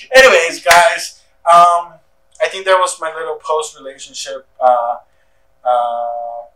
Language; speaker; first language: English; early bilingual, other home language; Spanish